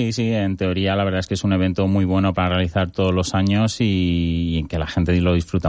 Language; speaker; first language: Spanish; native; Spanish